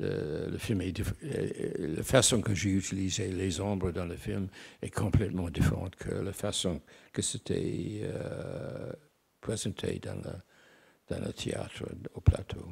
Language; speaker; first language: French; non-native, fluent; English